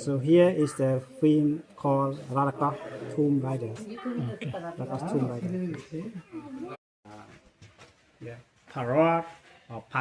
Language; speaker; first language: English; non-native, local second language; Khmer